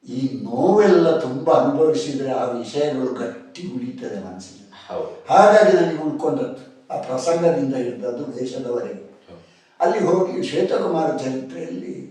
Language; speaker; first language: Kannada; non-native, local second language; Tulu